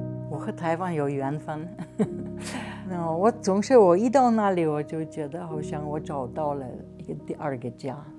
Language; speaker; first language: Chinese; non-native, fluent; Slovenian